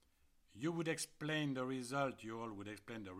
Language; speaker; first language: English; non-native, fluent; French